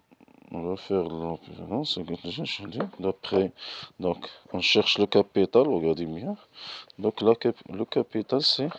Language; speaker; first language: French; non-native, local second language; Arabic